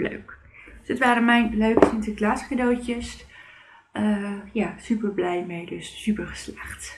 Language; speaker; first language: Dutch; native; Dutch